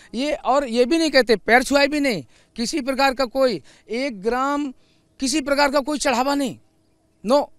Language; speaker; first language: Hindi; native; Hindi